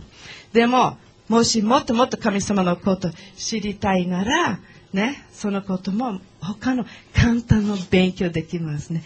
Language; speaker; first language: Japanese; non-native, learner; English